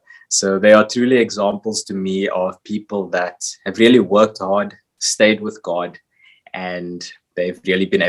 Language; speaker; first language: English; native; English